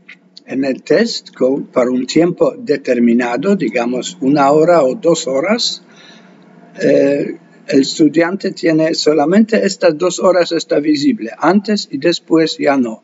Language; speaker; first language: Spanish; non-native, fluent; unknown